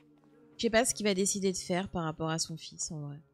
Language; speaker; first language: French; native; French